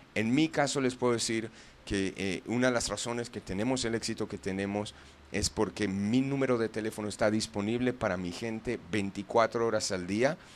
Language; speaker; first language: Spanish; non-native, fluent; English